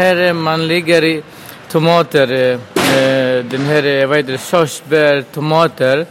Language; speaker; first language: Swedish; non-native, local second language; Burmese